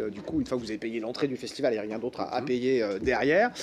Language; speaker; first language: French; native; French